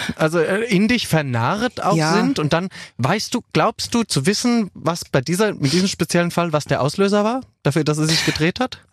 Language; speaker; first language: German; native; German